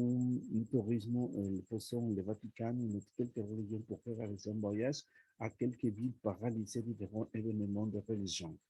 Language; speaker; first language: French; non-native, learner; Spanish